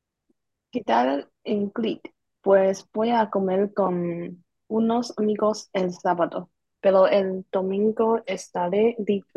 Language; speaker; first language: Spanish; non-native, learner; Chinese